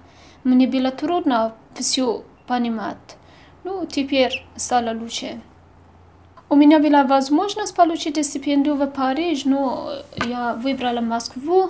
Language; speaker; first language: Russian; non-native, fluent; Persian